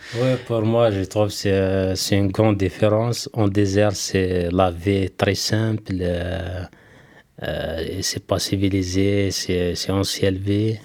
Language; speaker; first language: French; non-native, local second language; Kabyle